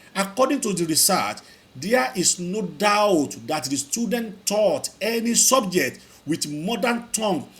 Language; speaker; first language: English; non-native, local second language; Yoruba